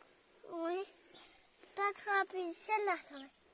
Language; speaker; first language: French; native; French